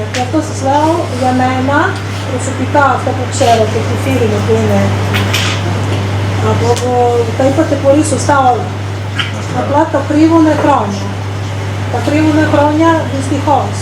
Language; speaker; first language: Greek; non-native, fluent; Serbian